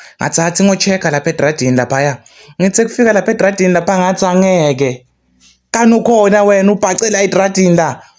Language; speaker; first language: Zulu; non-native, local second language; Swati